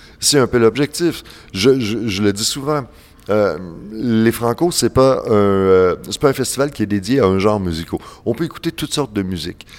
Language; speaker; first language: French; native; French